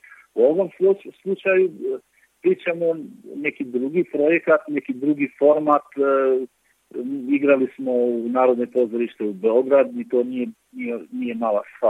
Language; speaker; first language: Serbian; non-native, local second language; Albanian